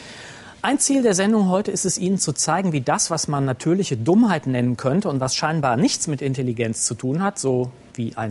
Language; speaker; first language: German; native; German